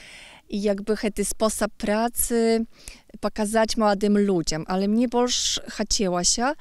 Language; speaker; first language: Polish; non-native, local second language; Belarusian